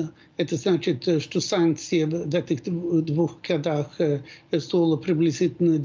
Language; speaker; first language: Russian; non-native, fluent; Swedish